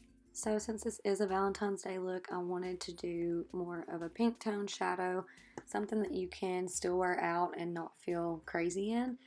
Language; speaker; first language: English; native; English